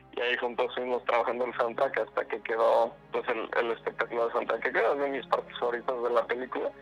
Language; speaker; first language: Spanish; native; Spanish